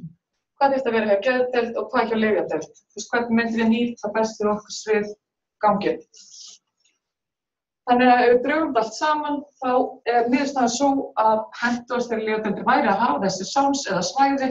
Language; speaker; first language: Icelandic; native; Icelandic